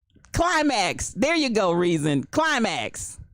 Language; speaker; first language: English; native; English